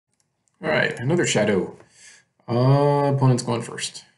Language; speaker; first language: English; native; English